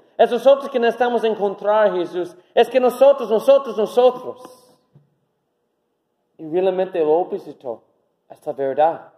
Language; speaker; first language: Spanish; non-native, learner; English